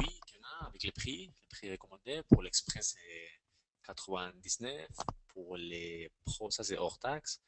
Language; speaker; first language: French; non-native, fluent; Spanish